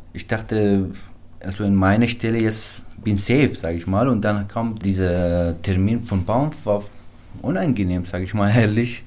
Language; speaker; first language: German; non-native, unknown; Arabic